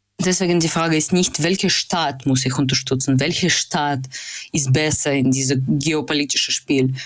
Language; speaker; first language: German; non-native, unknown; Russian